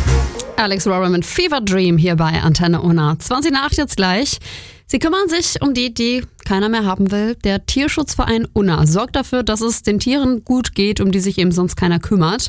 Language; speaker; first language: German; native; German